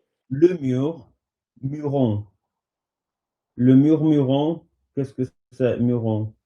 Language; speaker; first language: French; non-native, learner; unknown